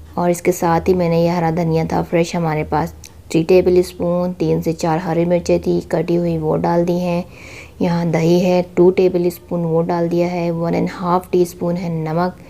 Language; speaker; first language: Urdu; native; Urdu